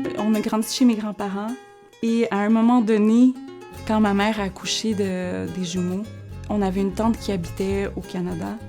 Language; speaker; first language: French; early bilingual, other home language; Spanish